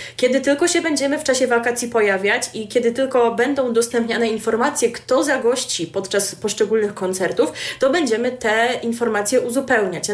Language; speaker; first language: Polish; native; Polish